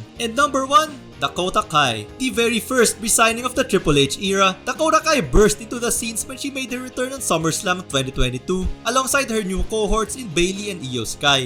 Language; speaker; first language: English; native; English